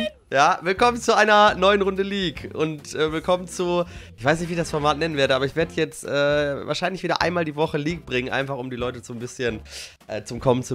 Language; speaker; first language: German; native; German